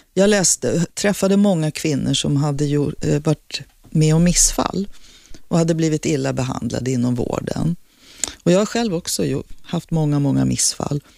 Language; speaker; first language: Swedish; native; Swedish